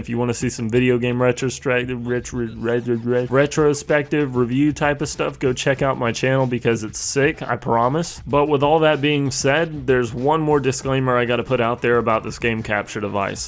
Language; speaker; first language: English; native; English